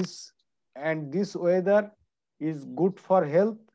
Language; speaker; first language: English; non-native, learner; Bangla